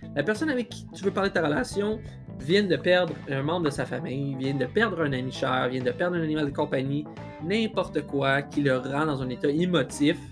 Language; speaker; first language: French; native; French